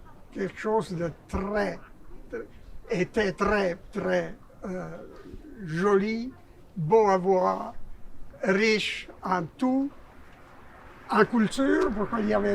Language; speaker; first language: French; non-native, fluent; Italian